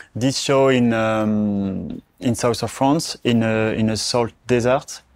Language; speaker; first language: English; non-native, learner; French